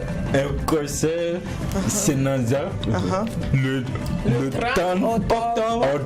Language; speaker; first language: French; non-native, learner; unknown